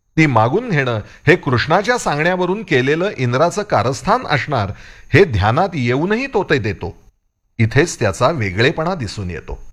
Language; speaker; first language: Marathi; native; Marathi